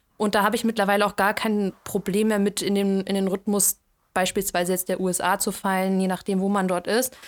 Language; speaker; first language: German; native; German